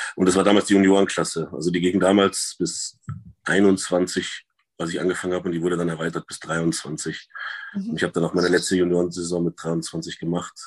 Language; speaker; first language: German; native; German